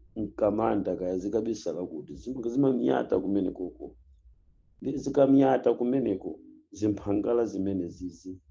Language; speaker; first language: Nyanja; native; Nyanja